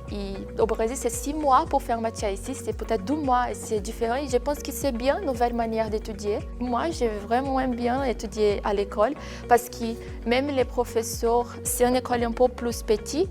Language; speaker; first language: French; non-native, fluent; Portuguese